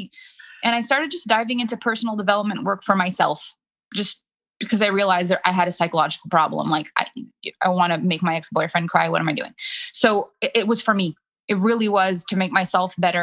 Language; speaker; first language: English; non-native, fluent; French